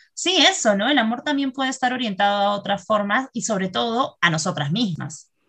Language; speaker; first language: Spanish; native; Spanish